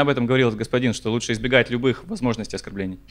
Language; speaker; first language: Russian; native; Russian